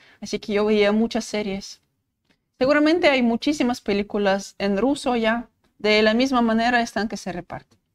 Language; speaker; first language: Spanish; non-native, fluent; Russian